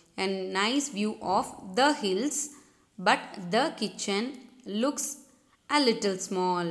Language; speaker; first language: English; non-native, local second language; Tamil